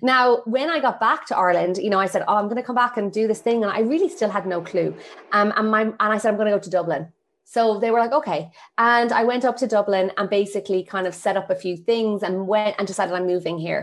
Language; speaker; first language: English; native; English